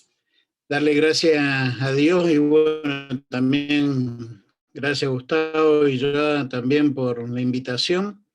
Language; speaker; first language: Spanish; native; Spanish